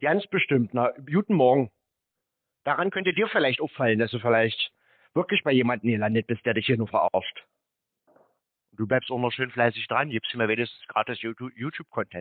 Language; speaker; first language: German; native; German